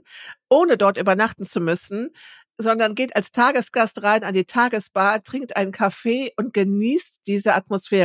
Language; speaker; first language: German; native; German